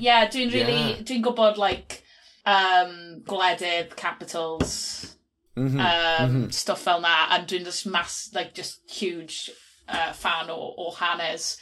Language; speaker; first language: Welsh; non-native, local second language; English